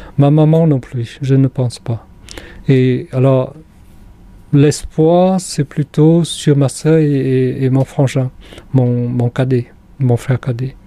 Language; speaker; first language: French; non-native, fluent; Khmer